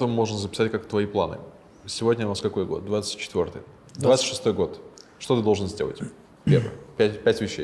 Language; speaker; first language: Russian; native; Russian